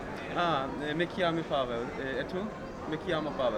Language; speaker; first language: Italian; non-native, learner; Polish